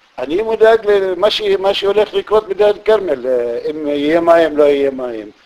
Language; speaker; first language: Hebrew; non-native, local second language; Arabic